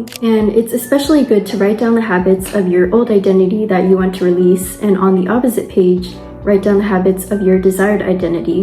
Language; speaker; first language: English; native; English